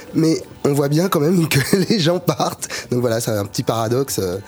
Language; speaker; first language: French; native; French